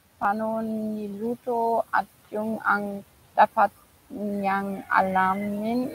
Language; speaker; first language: Filipino; non-native, learner; German